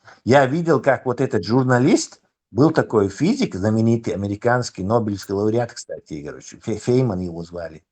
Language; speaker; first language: Russian; non-native, local second language; Chechen